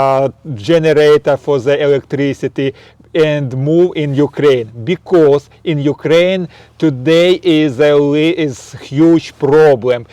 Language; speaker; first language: English; non-native, learner; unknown